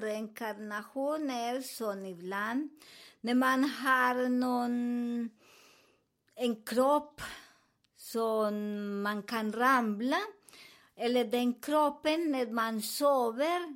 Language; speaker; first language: Swedish; non-native, learner; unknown